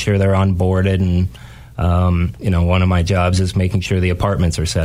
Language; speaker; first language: English; native; English